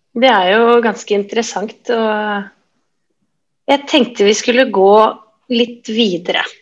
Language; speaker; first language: Norwegian; native; Norwegian